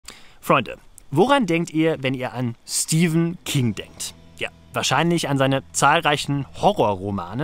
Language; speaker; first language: German; native; German